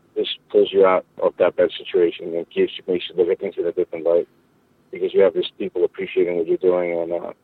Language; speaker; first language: English; early bilingual, other home language; Spanish